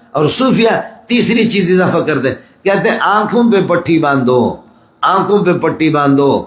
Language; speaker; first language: Urdu; non-native, local second language; Baluchi